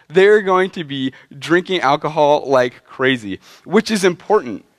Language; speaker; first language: English; native; English